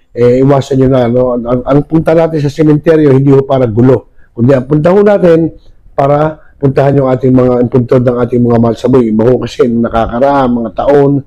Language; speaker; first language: Filipino; native; Filipino